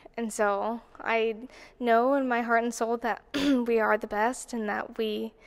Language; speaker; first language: English; native; English